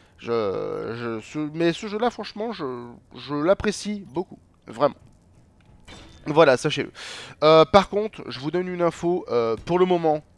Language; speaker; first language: French; native; French